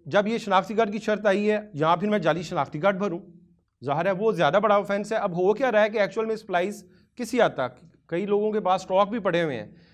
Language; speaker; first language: Urdu; non-native, local second language; Punjabi